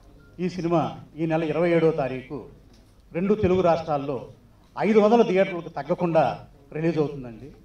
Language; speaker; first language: Telugu; native; Telugu